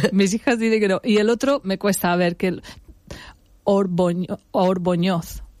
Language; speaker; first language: Spanish; non-native, fluent; English